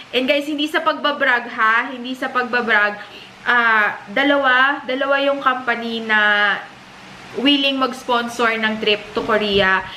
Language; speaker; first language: Filipino; native; Filipino